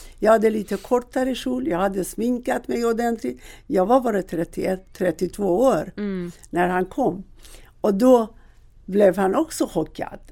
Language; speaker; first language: Swedish; non-native, fluent; Persian